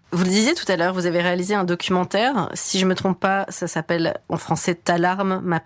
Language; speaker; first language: French; native; French